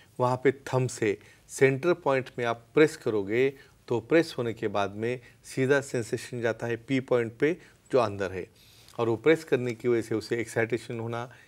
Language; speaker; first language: Hindi; non-native, local second language; Marathi